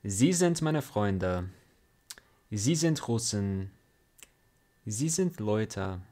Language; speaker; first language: German; non-native, fluent; English